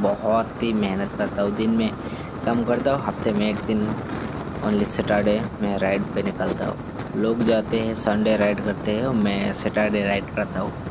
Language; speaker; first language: Hindi; non-native, local second language; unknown